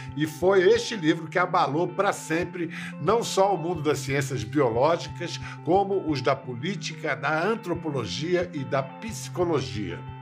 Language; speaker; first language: Portuguese; native; Portuguese